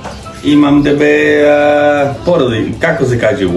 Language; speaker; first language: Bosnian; non-native, learner; Spanish